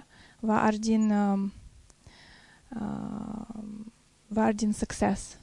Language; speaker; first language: Norwegian; non-native, fluent; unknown